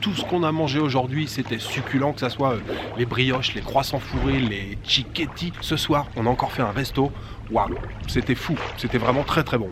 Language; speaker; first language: French; native; French